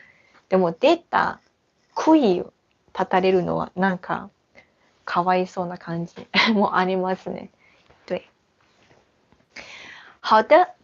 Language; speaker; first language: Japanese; non-native, fluent; Chinese